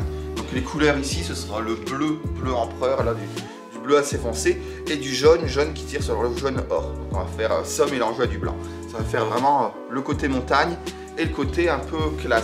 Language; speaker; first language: French; native; French